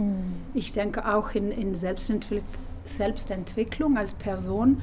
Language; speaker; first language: German; non-native, fluent; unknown